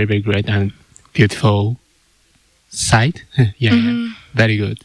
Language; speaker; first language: English; non-native, learner; Japanese